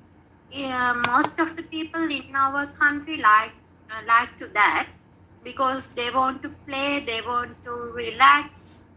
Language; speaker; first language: English; non-native, learner; Sinhala